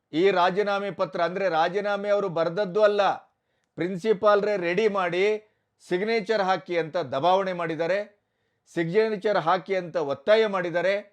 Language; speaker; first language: Kannada; native; Kannada